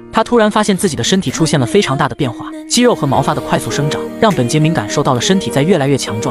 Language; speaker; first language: Chinese; native; Chinese